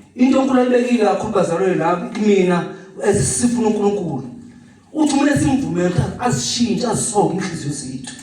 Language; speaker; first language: Zulu; native; Zulu